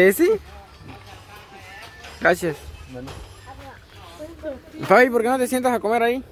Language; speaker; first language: Spanish; native; Spanish